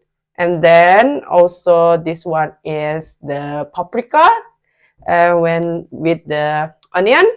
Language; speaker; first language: English; non-native, learner; Indonesian